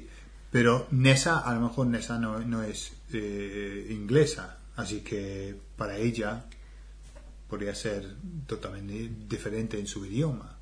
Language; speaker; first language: Spanish; non-native, fluent; English